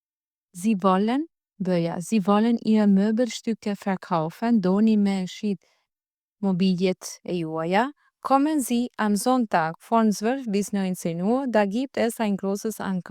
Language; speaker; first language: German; non-native, fluent; Albanian